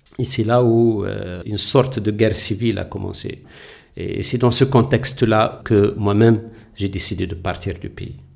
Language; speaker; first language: French; non-native, local second language; Kabyle